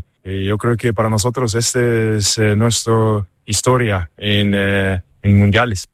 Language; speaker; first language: Spanish; non-native, learner; German